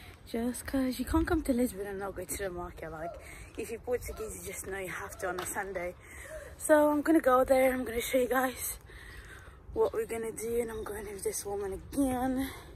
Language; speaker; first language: English; early bilingual, other home language; Portuguese